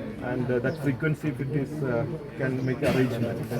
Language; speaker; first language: English; non-native, local second language; Malayalam